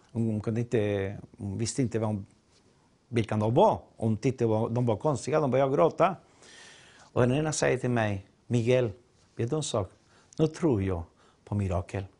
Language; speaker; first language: Swedish; non-native, fluent; Spanish